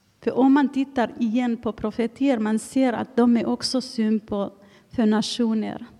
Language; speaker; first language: Swedish; non-native, fluent; Finnish